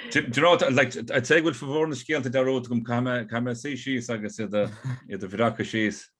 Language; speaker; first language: Irish; native; Irish